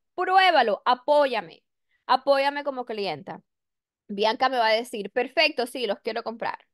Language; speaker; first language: Spanish; early bilingual, heritage; Spanish